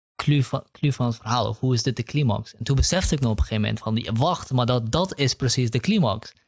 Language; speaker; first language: Dutch; early bilingual, other home language; Kurdish